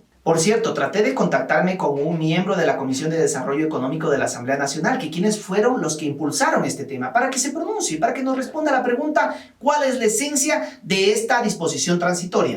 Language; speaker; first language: Spanish; native; Spanish